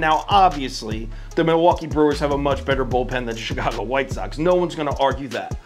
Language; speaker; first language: English; native; English